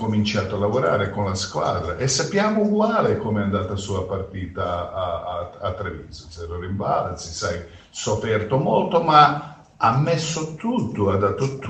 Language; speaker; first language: Italian; non-native, fluent; Croatian